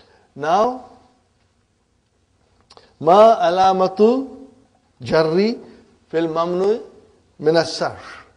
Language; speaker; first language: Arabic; non-native, fluent; Urdu